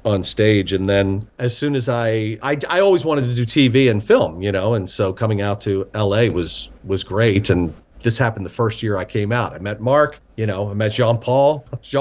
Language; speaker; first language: English; native; English